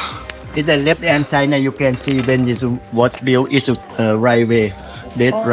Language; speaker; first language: English; non-native, learner; Thai